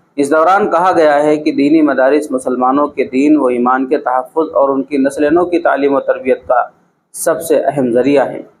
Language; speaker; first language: Urdu; native; Urdu